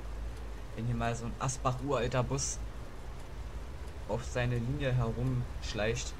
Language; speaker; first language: German; native; German